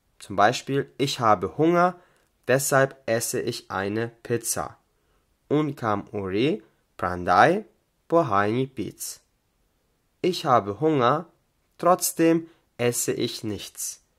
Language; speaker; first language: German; non-native, fluent; Albanian